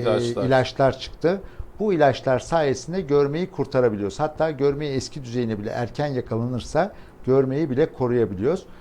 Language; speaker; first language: Turkish; native; Turkish